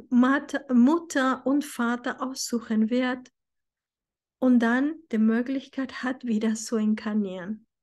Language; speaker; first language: German; non-native, fluent; Spanish